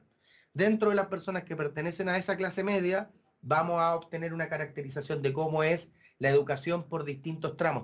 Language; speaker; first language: Spanish; native; Spanish